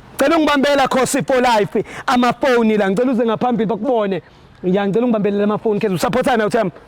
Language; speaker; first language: Zulu; native; Zulu